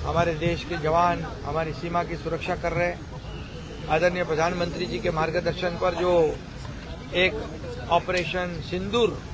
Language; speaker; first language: Hindi; non-native, local second language; Marathi